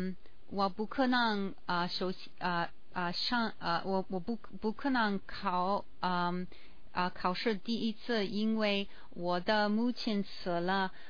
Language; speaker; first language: Chinese; non-native, learner; English